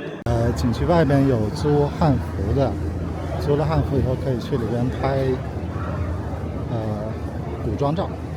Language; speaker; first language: Chinese; native; Chinese